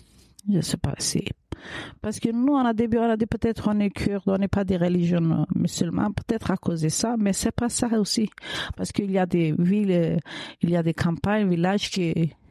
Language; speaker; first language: French; non-native, learner; Kurdish